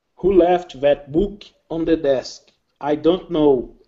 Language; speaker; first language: English; non-native, learner; Portuguese